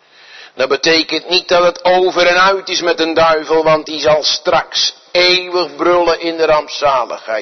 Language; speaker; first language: Dutch; native; Dutch